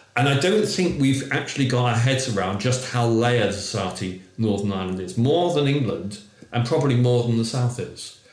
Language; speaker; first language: English; native; English